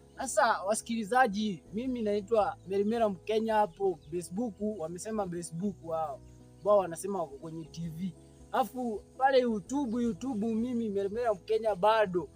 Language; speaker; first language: Swahili; native; Swahili